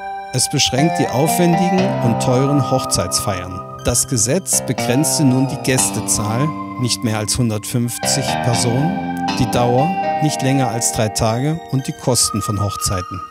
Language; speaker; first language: German; native; German